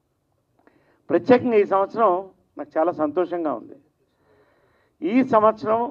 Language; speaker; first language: Telugu; native; Telugu